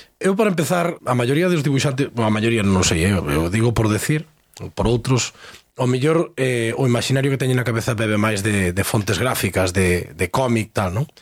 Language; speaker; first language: Galician; native; Galician